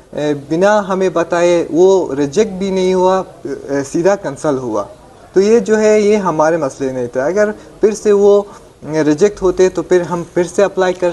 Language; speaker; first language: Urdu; non-native, fluent; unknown